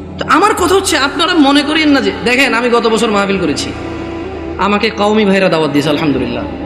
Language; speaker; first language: Bangla; early bilingual, heritage; Bangla